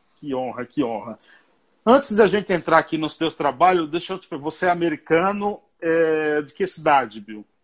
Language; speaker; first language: Portuguese; native; Portuguese